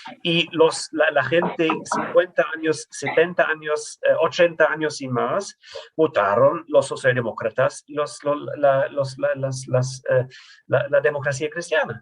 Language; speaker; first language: Spanish; non-native, fluent; German